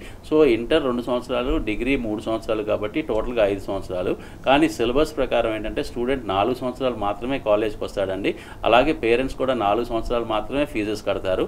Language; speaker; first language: Telugu; native; Telugu